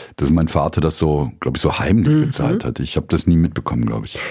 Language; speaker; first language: German; native; German